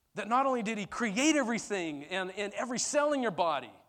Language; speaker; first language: English; early bilingual, other home language; Turkish